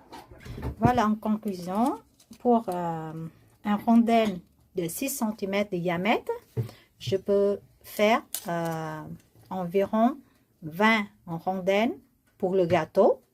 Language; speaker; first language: French; non-native, learner; Vietnamese